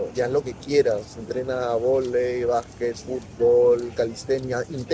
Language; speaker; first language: Spanish; native; Spanish